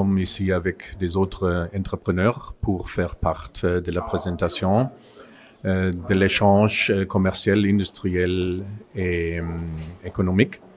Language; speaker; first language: French; non-native, fluent; German